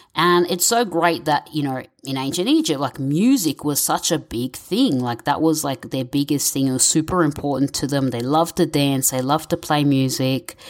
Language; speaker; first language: English; native; English